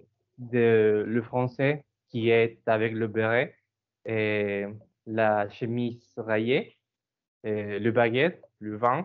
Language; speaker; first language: French; non-native, learner; Spanish